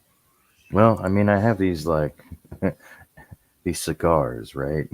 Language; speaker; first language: English; native; English